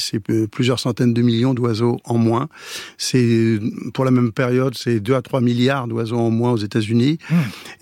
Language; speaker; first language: French; native; French